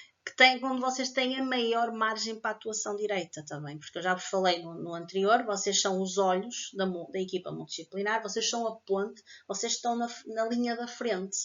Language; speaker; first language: Portuguese; native; Portuguese